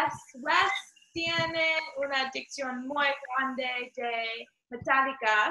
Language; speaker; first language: Spanish; non-native, learner; English